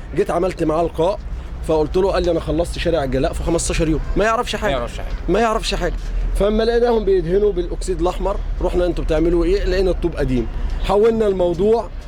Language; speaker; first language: Egyptian Arabic; native; Egyptian Arabic